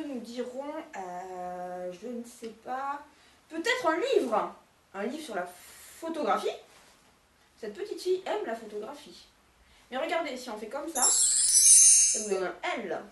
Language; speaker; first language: French; native; French